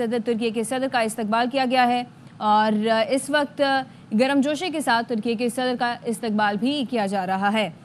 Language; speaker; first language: Urdu; native; Urdu